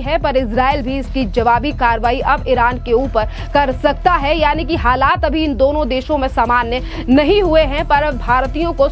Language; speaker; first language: Hindi; native; Hindi